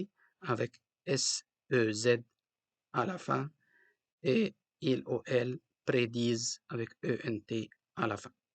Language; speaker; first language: French; non-native, local second language; Arabic